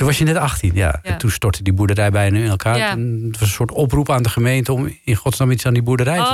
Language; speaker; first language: Dutch; native; Dutch